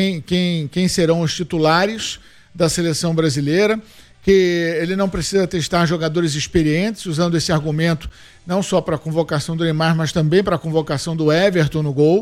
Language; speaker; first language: Portuguese; native; Portuguese